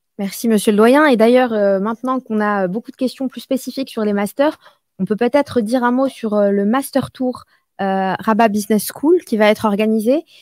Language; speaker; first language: French; non-native, local second language; Arabic